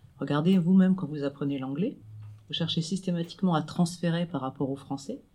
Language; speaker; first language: French; native; French